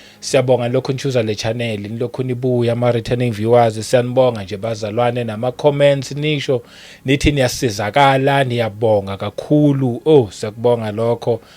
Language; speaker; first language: Zulu; native; Zulu